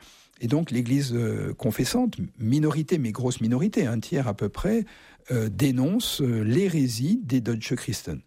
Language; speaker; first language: French; native; French